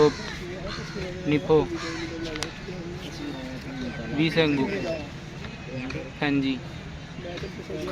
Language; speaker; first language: Korean; non-native, learner; Punjabi